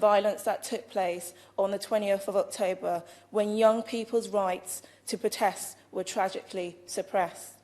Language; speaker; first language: English; native; English